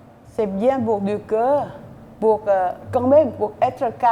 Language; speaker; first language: French; non-native, learner; Vietnamese